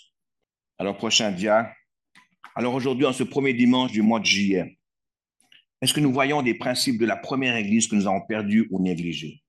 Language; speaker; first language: French; native; French